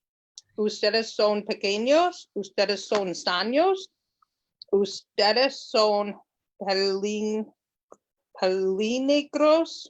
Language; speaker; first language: Spanish; non-native, learner; English